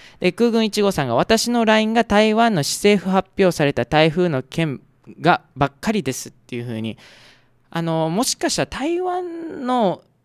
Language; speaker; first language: Japanese; native; Japanese